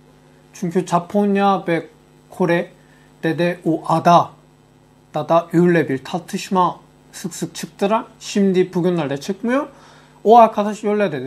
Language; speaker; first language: Turkish; non-native, learner; Korean